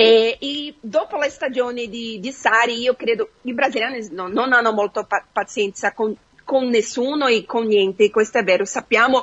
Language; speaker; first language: Italian; non-native, fluent; Portuguese